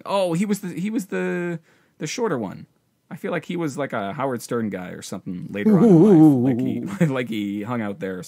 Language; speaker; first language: English; native; English